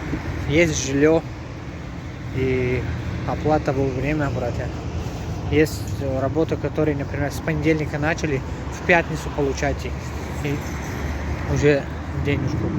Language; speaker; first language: Russian; non-native, local second language; Tajik